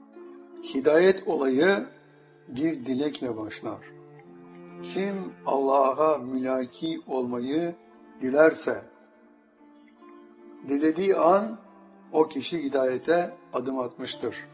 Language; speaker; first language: Turkish; native; Turkish